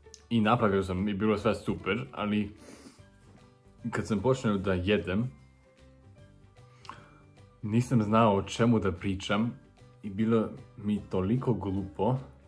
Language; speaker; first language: Serbian; non-native, learner; English